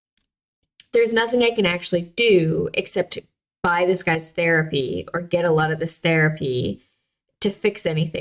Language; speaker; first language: English; native; English